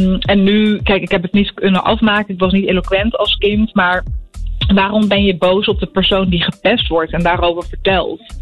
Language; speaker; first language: Dutch; early bilingual, other home language; Arabic